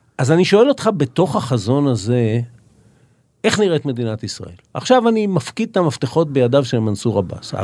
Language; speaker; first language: Hebrew; native; Hebrew